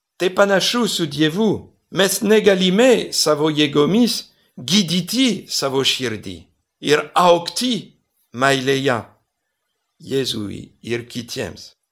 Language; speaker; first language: Lithuanian; non-native, fluent; French